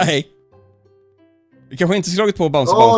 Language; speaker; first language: Swedish; native; Swedish